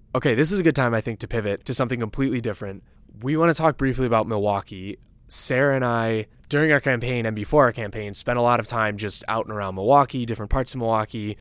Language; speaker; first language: English; native; English